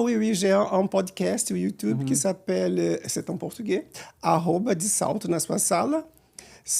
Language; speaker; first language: French; non-native, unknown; Portuguese